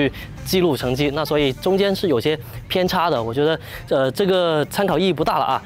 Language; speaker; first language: Chinese; native; Chinese